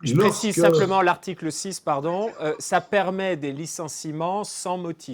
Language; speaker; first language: French; native; French